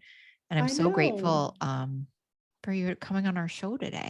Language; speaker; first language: English; native; English